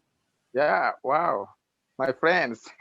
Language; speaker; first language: English; non-native, learner; Arabic